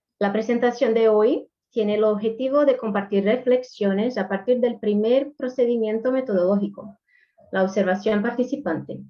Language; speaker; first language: Spanish; non-native, fluent; Portuguese